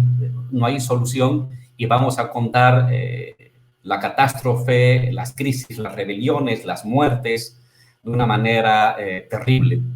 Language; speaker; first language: Spanish; native; Spanish